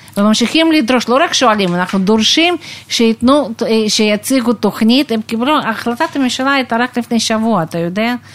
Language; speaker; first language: Hebrew; non-native, fluent; Russian